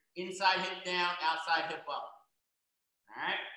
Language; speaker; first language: English; native; English